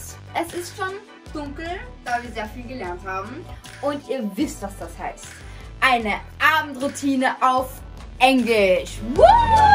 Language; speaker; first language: German; native; German